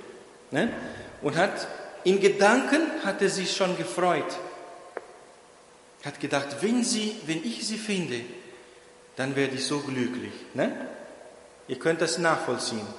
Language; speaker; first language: German; non-native, fluent; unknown